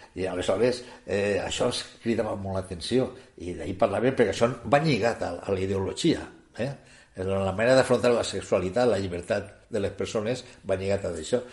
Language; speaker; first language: Catalan; native; Catalan